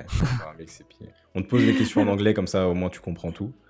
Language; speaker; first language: French; native; French